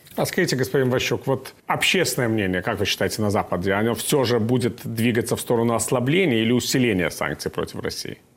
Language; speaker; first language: Russian; native; Russian